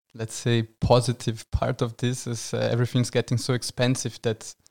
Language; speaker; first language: English; non-native, fluent; Portuguese